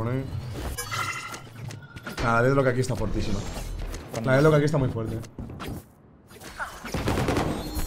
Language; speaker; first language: Spanish; native; Spanish